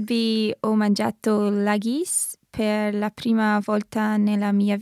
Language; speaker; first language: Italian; non-native, learner; English